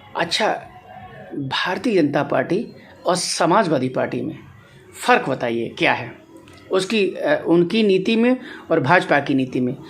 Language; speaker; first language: Hindi; native; Hindi